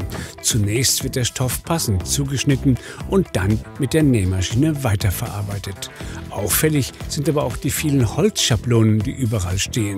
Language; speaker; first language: German; native; German